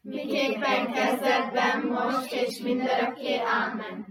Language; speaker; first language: Hungarian; native; Hungarian